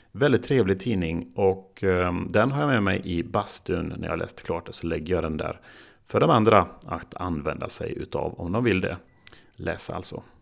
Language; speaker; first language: Swedish; native; Swedish